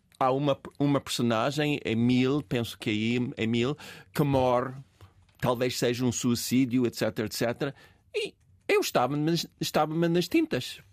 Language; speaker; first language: Portuguese; non-native, fluent; English